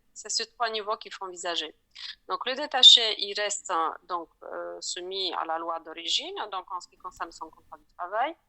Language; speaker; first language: French; non-native, fluent; Polish